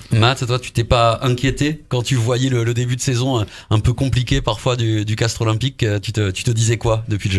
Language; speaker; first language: French; native; French